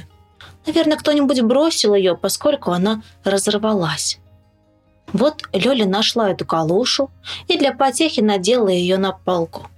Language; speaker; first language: Russian; native; Russian